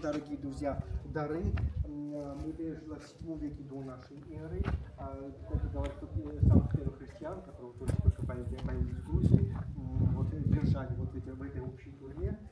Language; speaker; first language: Russian; non-native, fluent; Georgian